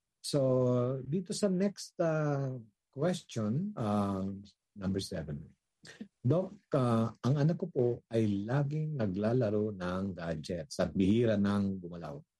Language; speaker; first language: Filipino; non-native, local second language; Hiligaynon